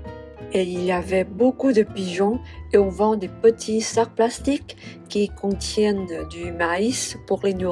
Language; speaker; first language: French; non-native, fluent; Vietnamese